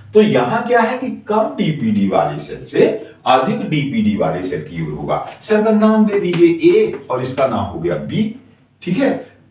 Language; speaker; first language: Hindi; native; Hindi